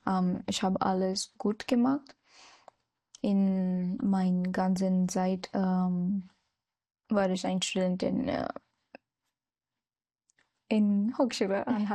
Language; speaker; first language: German; non-native, learner; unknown